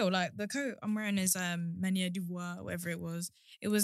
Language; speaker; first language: English; native; English